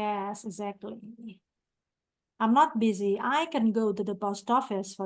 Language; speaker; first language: English; non-native, fluent; Indonesian